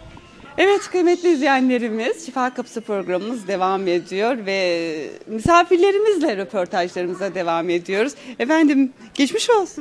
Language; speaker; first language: Turkish; native; Turkish